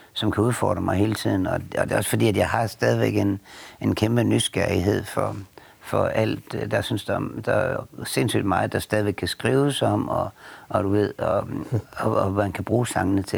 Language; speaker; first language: Danish; native; Danish